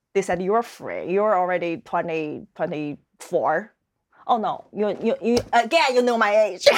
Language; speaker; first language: English; non-native, fluent; Chinese